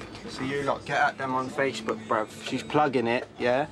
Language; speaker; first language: English; early bilingual, other home language; Polish